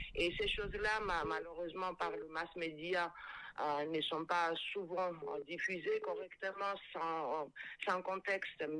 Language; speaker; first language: French; non-native, fluent; Georgian